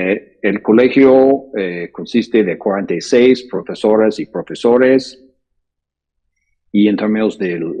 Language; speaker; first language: Spanish; non-native, fluent; English